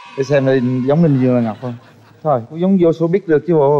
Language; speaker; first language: Vietnamese; native; Vietnamese